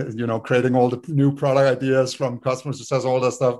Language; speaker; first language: English; non-native, fluent; Danish